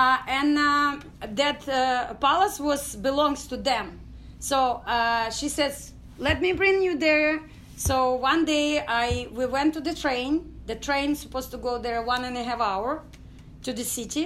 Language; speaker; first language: English; non-native, learner; Ukrainian